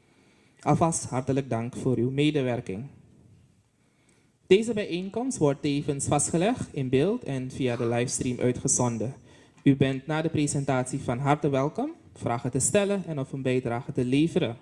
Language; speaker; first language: Dutch; native; Dutch